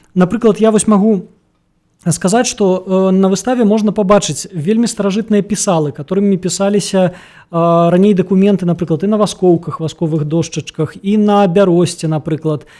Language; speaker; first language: Belarusian; native; Belarusian